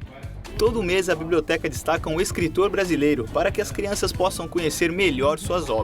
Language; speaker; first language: Portuguese; native; Portuguese